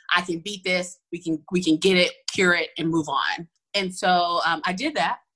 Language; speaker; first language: English; native; English